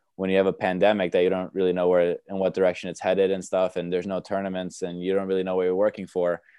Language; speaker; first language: English; early bilingual, other home language; Romanian